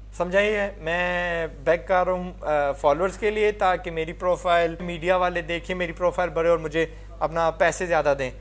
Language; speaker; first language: Urdu; non-native, fluent; English